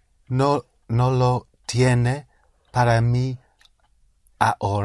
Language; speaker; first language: Spanish; non-native, learner; English